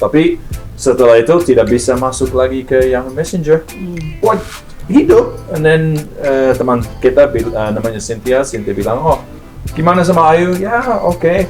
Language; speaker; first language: Indonesian; non-native, learner; English